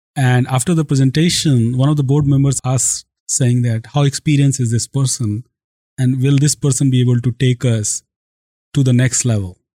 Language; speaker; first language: English; non-native, local second language; Hindi